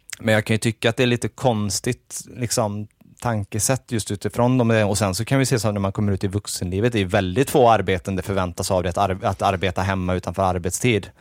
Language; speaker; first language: Swedish; native; Swedish